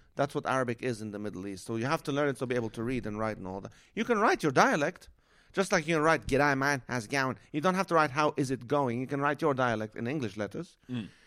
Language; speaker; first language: English; non-native, fluent; Arabic